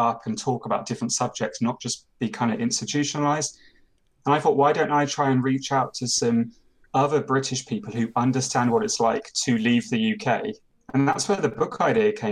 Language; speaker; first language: English; native; English